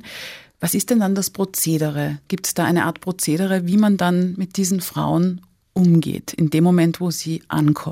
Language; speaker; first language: German; native; German